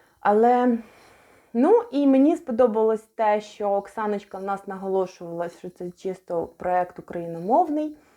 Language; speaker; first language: Ukrainian; non-native, local second language; Russian